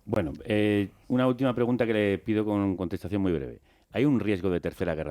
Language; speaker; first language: Spanish; native; Spanish